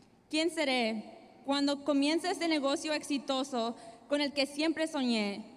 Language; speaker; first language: Spanish; early bilingual, heritage; Spanish